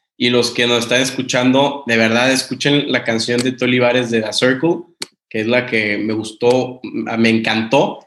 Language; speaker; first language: Spanish; native; Spanish